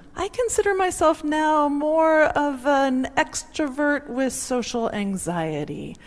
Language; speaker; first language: English; native; English